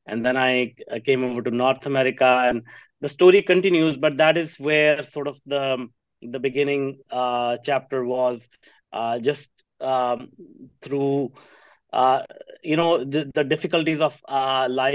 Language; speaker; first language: English; non-native, local second language; Punjabi